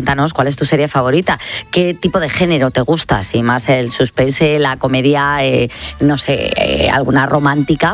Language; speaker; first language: Spanish; native; Spanish